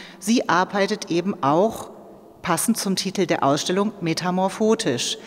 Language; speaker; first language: German; native; German